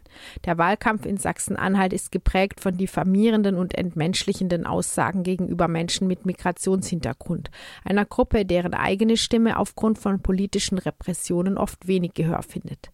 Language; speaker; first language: German; native; German